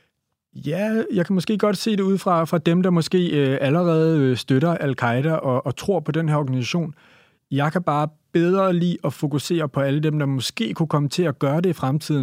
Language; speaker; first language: Danish; native; Danish